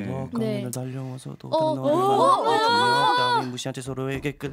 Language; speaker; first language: Korean; native; Korean